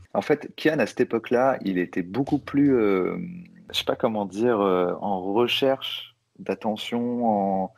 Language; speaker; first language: French; native; French